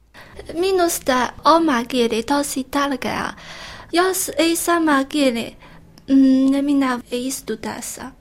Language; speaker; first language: Finnish; non-native, learner; Chinese